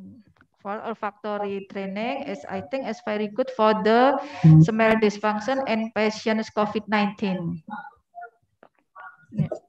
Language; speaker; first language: English; non-native, learner; Indonesian